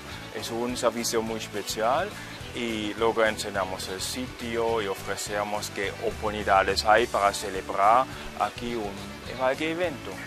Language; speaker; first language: Spanish; non-native, fluent; German